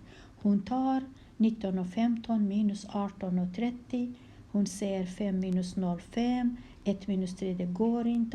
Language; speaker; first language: Swedish; non-native, fluent; Kurdish